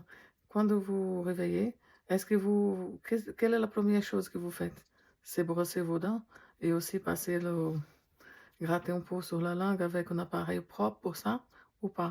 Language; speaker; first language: French; non-native, fluent; Portuguese